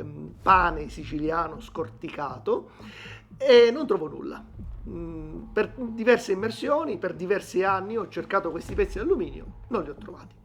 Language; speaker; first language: Italian; native; Italian